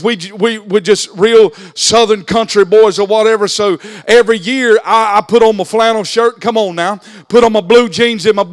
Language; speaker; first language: English; native; English